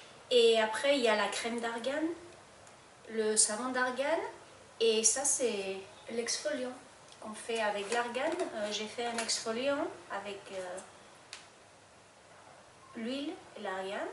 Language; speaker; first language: French; non-native, fluent; Spanish